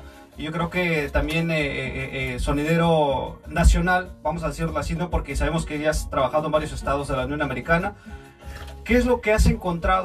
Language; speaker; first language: Spanish; native; Spanish